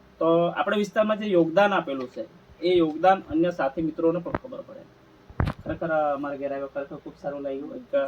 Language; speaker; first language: Gujarati; non-native, local second language; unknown